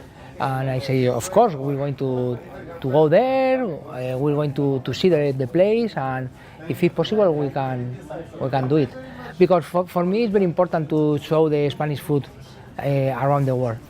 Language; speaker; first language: English; non-native, learner; Spanish